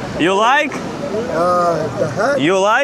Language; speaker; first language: English; non-native, learner; Ukrainian